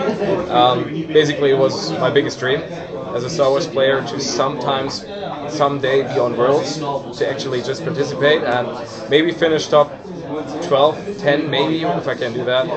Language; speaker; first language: English; non-native, fluent; German